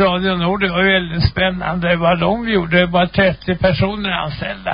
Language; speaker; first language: Swedish; native; Swedish